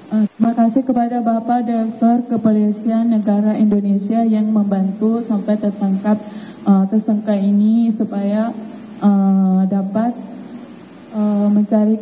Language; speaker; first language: Indonesian; non-native, learner; Thai